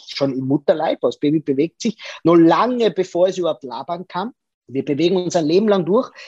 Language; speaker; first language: German; native; German